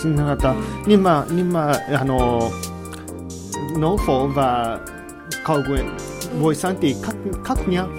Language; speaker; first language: Vietnamese; non-native, learner; Japanese